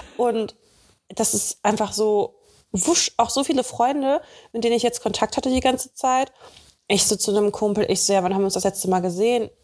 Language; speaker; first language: German; early bilingual, other home language; Russian